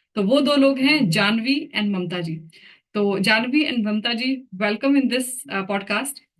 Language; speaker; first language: Hindi; native; Hindi